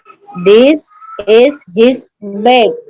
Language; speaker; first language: English; non-native, learner; Indonesian